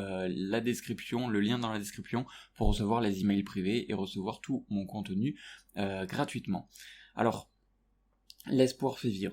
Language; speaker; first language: French; native; French